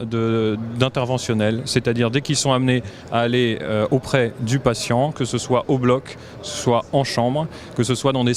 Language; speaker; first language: French; native; French